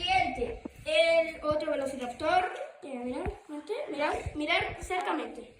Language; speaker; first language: Spanish; native; Spanish